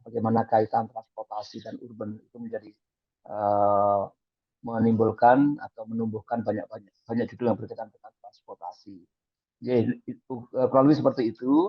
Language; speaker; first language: Indonesian; native; Indonesian